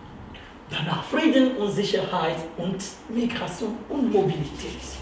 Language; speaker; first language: German; non-native, fluent; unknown